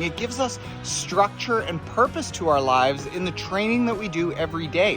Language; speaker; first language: English; native; English